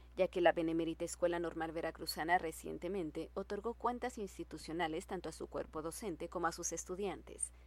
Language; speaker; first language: Spanish; native; Spanish